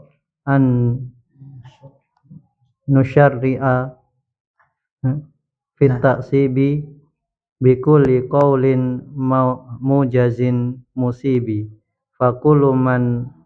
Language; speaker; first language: Arabic; non-native, learner; Indonesian